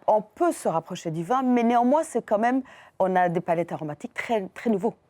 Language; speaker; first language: French; non-native, fluent; Persian